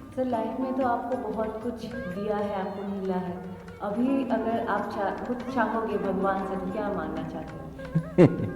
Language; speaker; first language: Hindi; non-native, local second language; Assamese